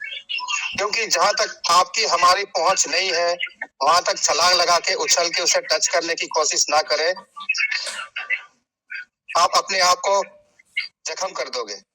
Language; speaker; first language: Hindi; native; Hindi